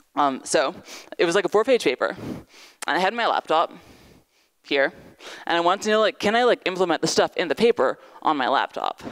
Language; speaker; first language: English; native; English